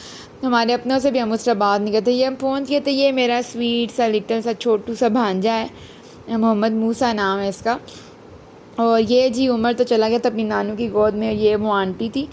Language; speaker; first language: Urdu; native; Urdu